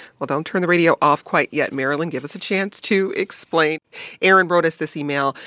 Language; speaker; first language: English; native; English